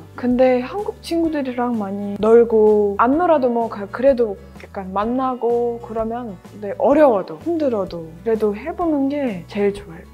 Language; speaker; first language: Korean; non-native, fluent; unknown